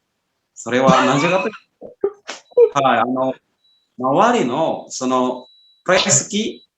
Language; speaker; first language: Japanese; non-native, fluent; Indonesian